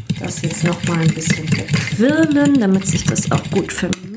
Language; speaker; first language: German; early bilingual, other home language; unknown